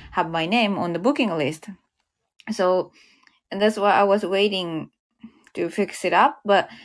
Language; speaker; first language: English; non-native, learner; Japanese